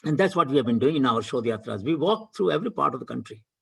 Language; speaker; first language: English; non-native, local second language; Hindi